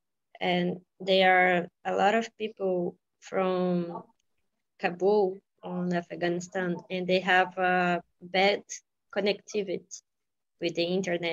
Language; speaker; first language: English; non-native, fluent; Portuguese